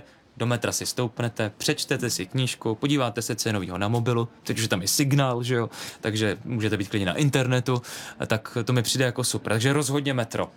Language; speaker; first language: Czech; native; Czech